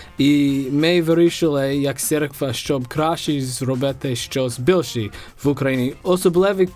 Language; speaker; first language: Ukrainian; non-native, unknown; English